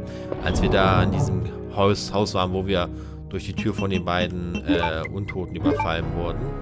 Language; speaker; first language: German; native; German